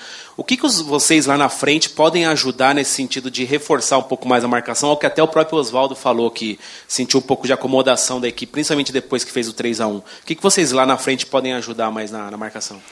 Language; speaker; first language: Portuguese; native; Portuguese